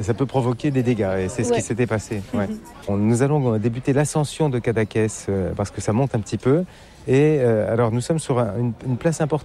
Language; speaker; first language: French; native; French